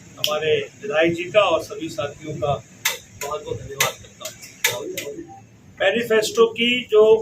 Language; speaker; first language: Hindi; native; Hindi